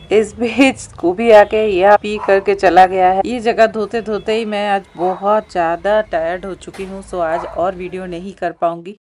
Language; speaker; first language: Hindi; non-native, local second language; Bangla